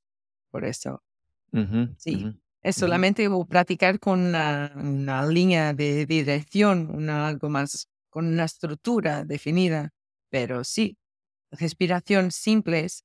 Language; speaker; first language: Spanish; non-native, fluent; Portuguese